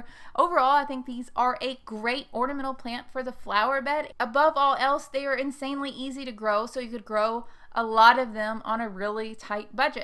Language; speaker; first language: English; native; English